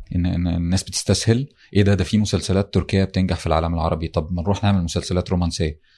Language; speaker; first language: Arabic; native; Arabic